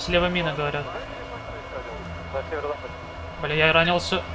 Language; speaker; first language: Russian; native; Russian